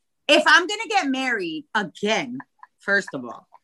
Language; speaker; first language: English; early bilingual, other home language; Spanish